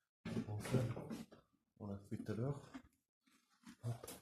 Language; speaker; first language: French; native; French